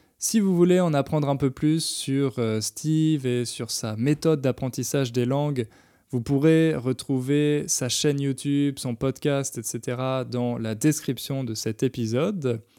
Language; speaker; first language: French; native; French